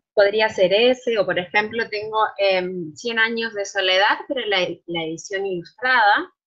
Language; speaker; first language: Spanish; native; Spanish